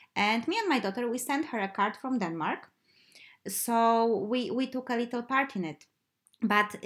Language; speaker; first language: English; non-native, fluent; Polish